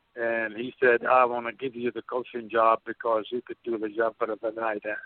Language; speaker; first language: English; non-native, fluent; Arabic